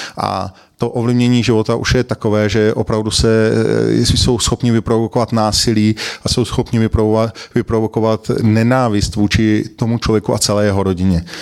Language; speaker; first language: Czech; native; Czech